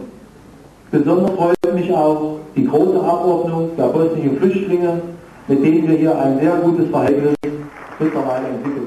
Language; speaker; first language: German; native; German